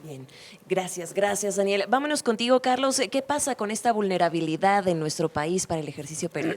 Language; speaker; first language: Spanish; native; Spanish